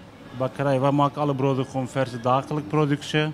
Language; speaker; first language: Dutch; non-native, learner; Turkish